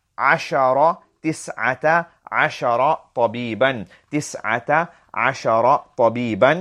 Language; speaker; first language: Arabic; non-native, fluent; English